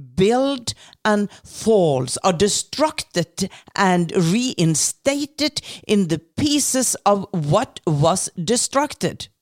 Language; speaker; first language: English; non-native, fluent; Norwegian